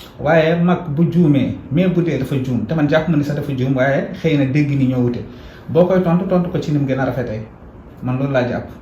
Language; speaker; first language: Wolof; non-native, local second language; Fula